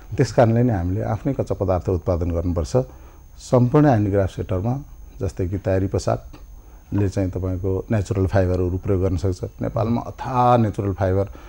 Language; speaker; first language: Nepali; native; Nepali